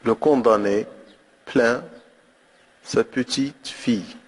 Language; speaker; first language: French; non-native, local second language; Arabic